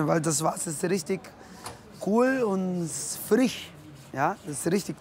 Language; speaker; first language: German; non-native, learner; Portuguese